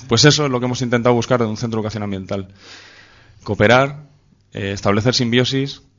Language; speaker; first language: Spanish; native; Spanish